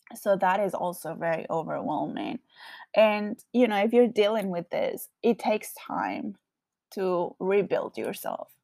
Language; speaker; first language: English; non-native, fluent; Spanish